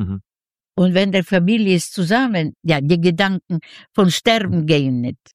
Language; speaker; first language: German; non-native, learner; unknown